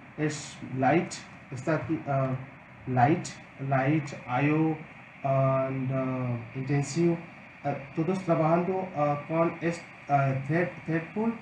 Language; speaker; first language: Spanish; non-native, learner; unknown